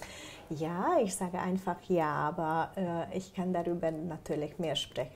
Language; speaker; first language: German; non-native, learner; Hungarian